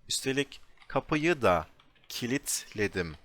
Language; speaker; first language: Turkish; non-native, fluent; English